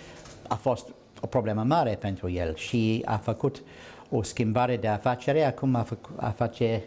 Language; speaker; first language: Romanian; non-native, learner; English